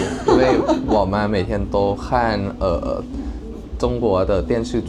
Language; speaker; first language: Chinese; non-native, fluent; Thai